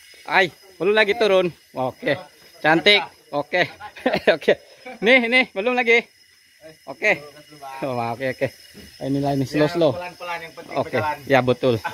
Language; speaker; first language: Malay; non-native, local second language; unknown